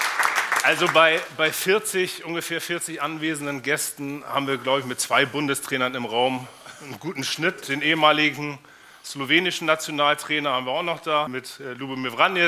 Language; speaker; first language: German; native; German